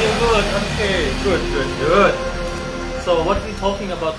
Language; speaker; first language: English; non-native, learner; Indonesian